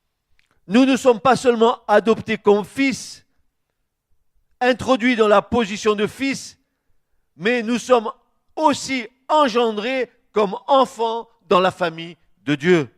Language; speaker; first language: French; native; French